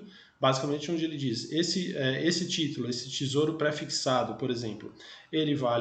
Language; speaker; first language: Portuguese; native; Portuguese